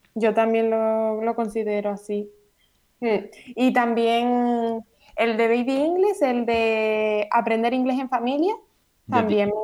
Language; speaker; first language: Spanish; native; Spanish